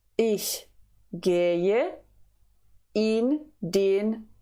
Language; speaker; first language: German; non-native, fluent; Ukrainian